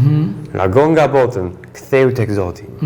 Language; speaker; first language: Albanian; non-native, fluent; English